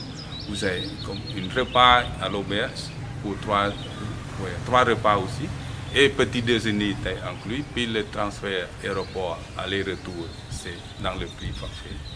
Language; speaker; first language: French; non-native, learner; Khmer